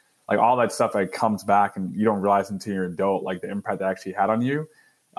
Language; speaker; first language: English; native; English